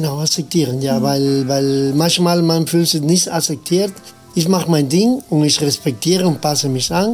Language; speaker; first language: German; non-native, fluent; Spanish